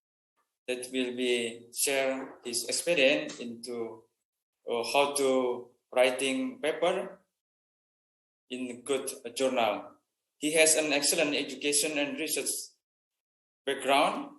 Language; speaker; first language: English; non-native, fluent; Indonesian